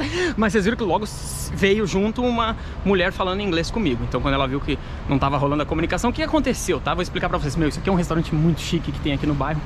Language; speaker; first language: Portuguese; native; Portuguese